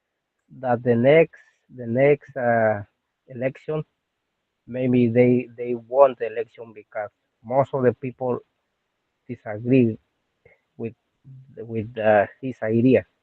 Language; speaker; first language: English; non-native, learner; Spanish